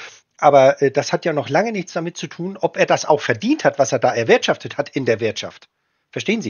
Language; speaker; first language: German; native; German